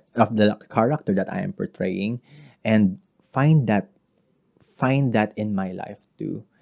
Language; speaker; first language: English; non-native, local second language; Filipino